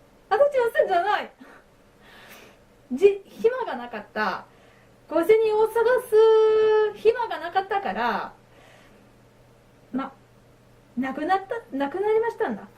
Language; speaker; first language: Japanese; non-native, learner; French